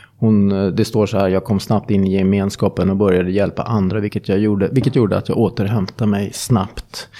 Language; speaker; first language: Swedish; native; Swedish